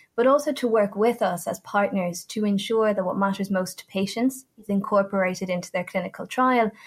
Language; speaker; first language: English; non-native, fluent; Italian